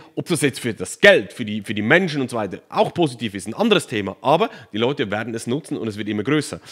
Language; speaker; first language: German; native; German